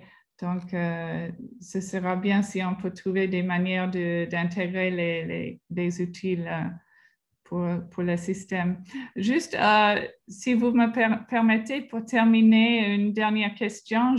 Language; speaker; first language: French; non-native, fluent; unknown